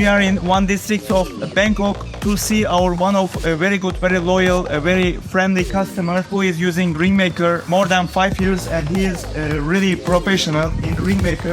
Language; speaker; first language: English; non-native, fluent; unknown